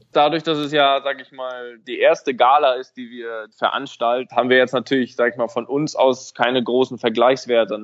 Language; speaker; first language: German; native; German